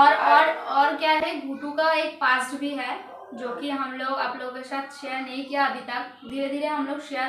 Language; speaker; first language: Hindi; non-native, local second language; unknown